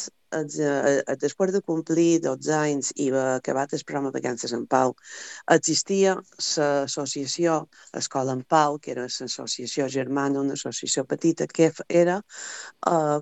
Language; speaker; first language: Catalan; native; Catalan